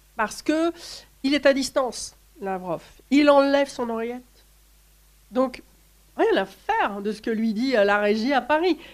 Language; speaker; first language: French; native; French